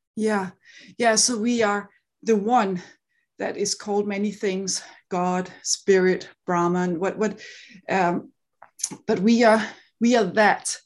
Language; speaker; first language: English; non-native, fluent; Danish